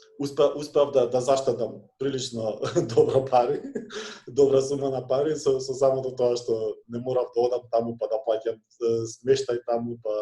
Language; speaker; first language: Macedonian; non-native, local second language; Albanian